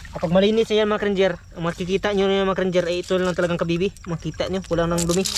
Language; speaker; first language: Filipino; non-native, local second language; Iloko